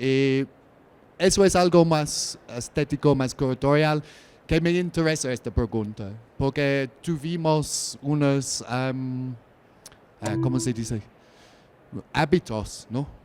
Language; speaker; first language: Spanish; non-native, learner; English